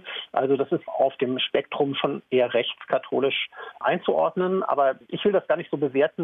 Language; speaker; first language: German; native; German